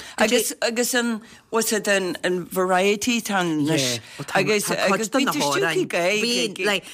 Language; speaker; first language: Irish; native; Irish